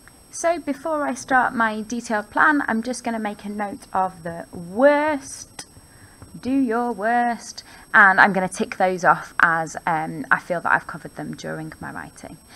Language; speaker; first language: English; native; English